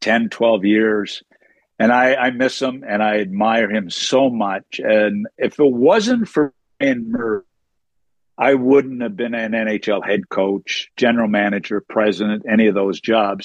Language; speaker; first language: English; native; English